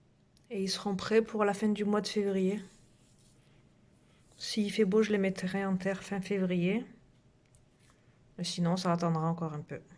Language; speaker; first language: French; native; French